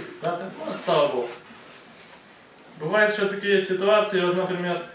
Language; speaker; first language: Ukrainian; non-native, local second language; Russian